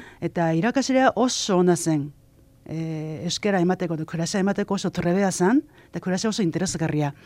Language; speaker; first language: Basque; non-native, fluent; Japanese